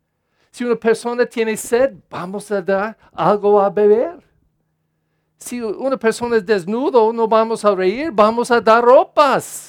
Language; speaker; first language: Spanish; non-native, fluent; English